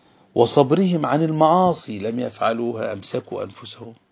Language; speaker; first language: Arabic; native; Arabic